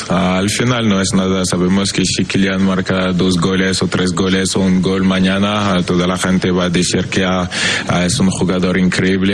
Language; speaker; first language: Spanish; non-native, fluent; French